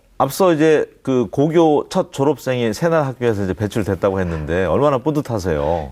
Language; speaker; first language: Korean; native; Korean